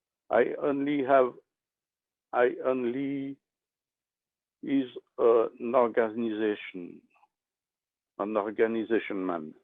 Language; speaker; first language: English; non-native, learner; French